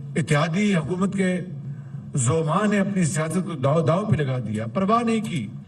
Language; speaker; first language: Urdu; non-native, local second language; Punjabi